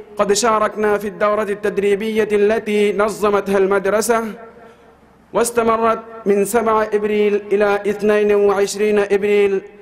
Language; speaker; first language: Arabic; non-native, fluent; Bangla